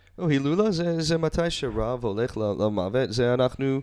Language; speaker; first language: Hebrew; non-native, learner; English